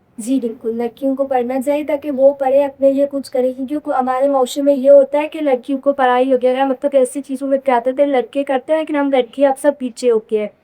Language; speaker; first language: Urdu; non-native, local second language; Sindhi